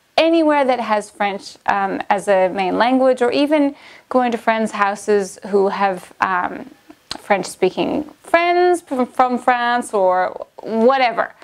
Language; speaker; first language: English; native; English